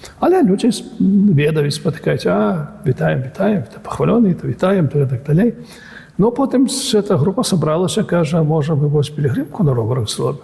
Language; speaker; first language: Belarusian; native; Belarusian